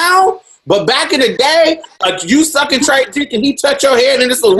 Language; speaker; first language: English; native; English